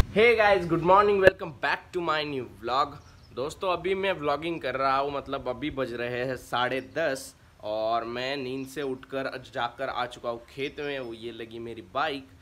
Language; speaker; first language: Hindi; non-native, local second language; Marathi